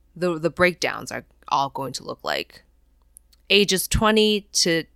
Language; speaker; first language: English; non-native, fluent; Chinese